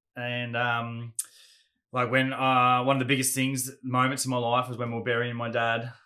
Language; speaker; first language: English; native; English